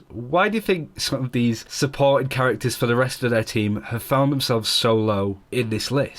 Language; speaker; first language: English; native; English